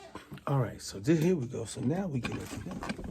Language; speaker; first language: English; native; English